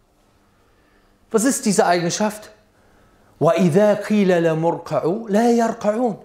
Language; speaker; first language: German; native; German